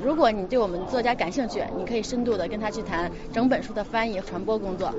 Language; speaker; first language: Chinese; native; Chinese